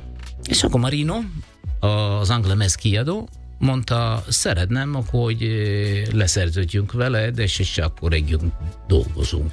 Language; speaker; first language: Hungarian; non-native, fluent; Italian